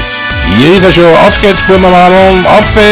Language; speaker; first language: German; native; German